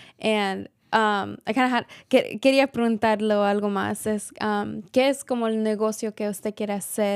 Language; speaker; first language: Spanish; early bilingual, heritage; Spanish